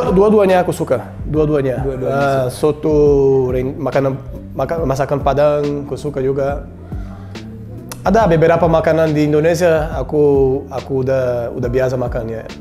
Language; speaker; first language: Indonesian; non-native, learner; Portuguese